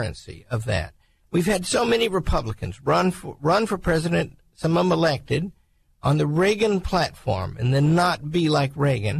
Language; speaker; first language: English; native; English